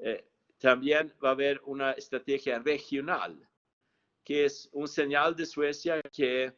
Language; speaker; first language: Spanish; non-native, fluent; Swedish